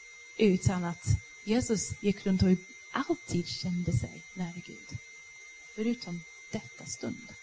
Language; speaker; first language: Swedish; non-native, fluent; English